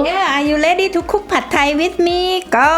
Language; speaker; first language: English; non-native, learner; Thai